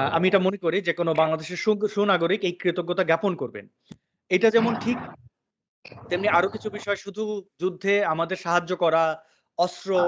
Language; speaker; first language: Bangla; native; Bangla